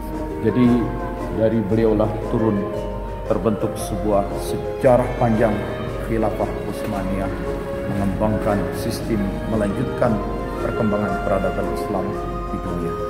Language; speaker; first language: Indonesian; native; Indonesian